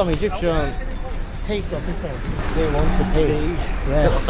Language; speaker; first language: English; non-native, learner; Korean